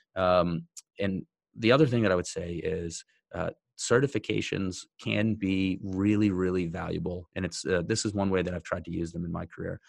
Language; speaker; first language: English; native; English